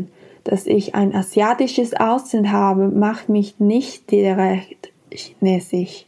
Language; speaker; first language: German; non-native, fluent; Spanish